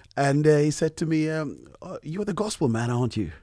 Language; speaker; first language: English; early bilingual, other home language; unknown